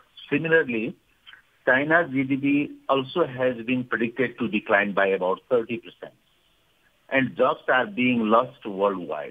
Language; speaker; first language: English; non-native, fluent; Nepali